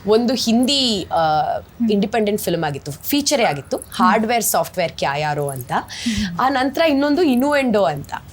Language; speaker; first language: Kannada; non-native, local second language; Tamil